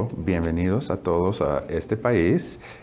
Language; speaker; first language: Spanish; non-native, learner; English